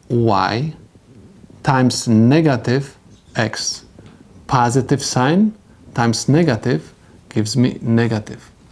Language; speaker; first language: English; non-native, fluent; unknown